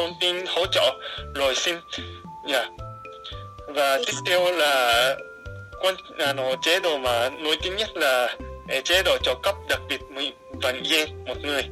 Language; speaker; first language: Vietnamese; non-native, fluent; Japanese